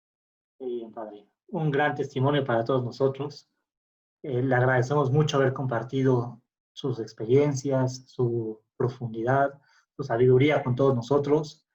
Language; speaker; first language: Spanish; native; Spanish